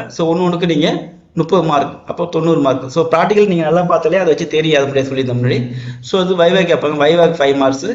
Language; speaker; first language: Tamil; native; Tamil